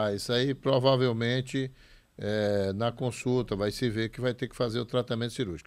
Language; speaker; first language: Portuguese; native; Portuguese